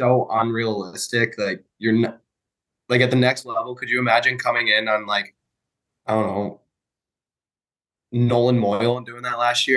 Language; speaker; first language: English; native; English